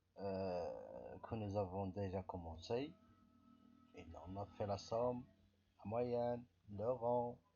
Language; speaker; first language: French; non-native, local second language; Arabic